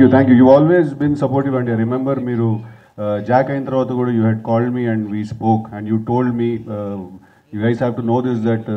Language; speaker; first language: Telugu; native; Telugu